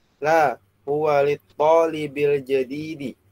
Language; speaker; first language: Arabic; non-native, learner; Indonesian